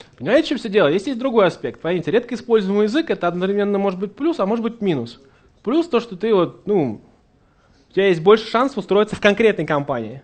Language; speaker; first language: Russian; native; Russian